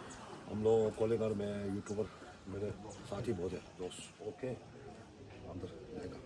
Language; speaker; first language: Hindi; non-native, local second language; Tibetan